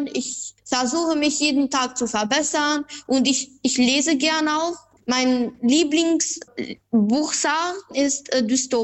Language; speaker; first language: German; non-native, fluent; Albanian